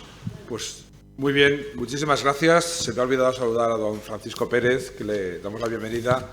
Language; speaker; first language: Spanish; native; Spanish